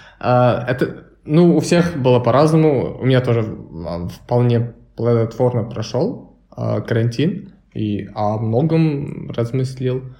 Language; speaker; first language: Russian; non-native, local second language; Uzbek